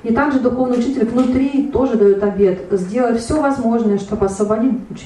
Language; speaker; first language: Russian; native; Russian